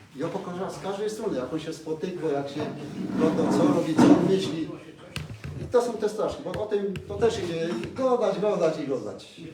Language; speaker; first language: Polish; native; Polish